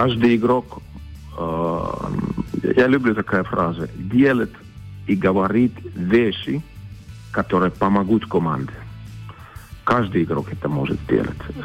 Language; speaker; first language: Russian; non-native, fluent; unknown